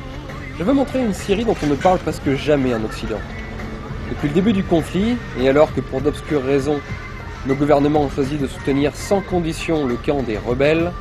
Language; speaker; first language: French; native; French